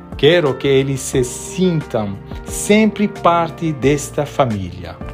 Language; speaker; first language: Portuguese; non-native, fluent; Armenian